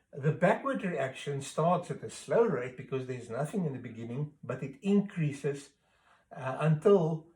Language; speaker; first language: English; non-native, local second language; Afrikaans